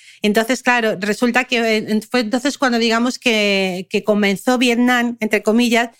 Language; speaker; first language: Spanish; native; Spanish